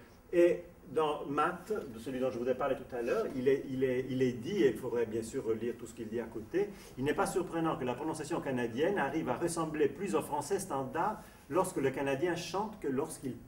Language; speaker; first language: French; non-native, fluent; Italian